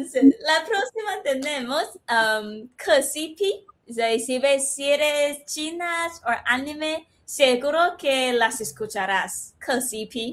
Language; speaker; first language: Spanish; non-native, fluent; Chinese